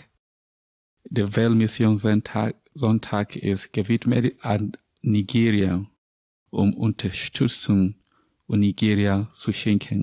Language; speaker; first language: German; non-native, learner; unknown